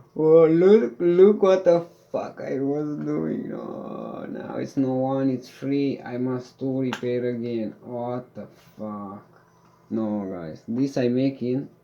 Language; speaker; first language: English; non-native, learner; Romanian